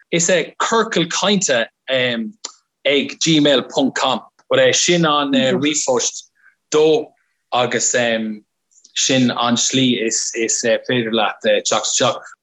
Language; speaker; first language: Irish; non-native, local second language; English